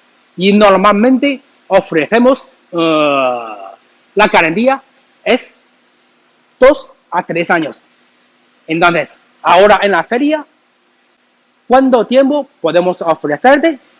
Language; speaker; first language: Spanish; non-native, learner; Chinese